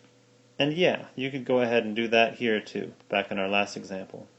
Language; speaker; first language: English; native; English